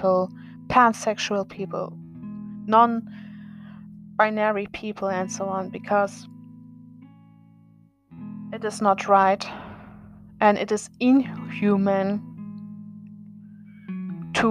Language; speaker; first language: English; non-native, fluent; German